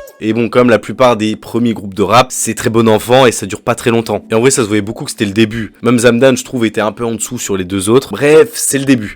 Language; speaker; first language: French; native; French